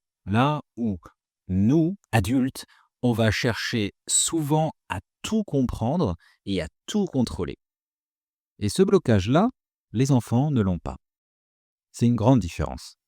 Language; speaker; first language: French; native; French